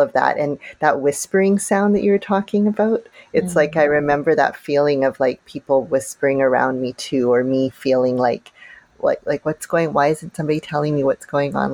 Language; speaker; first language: English; native; English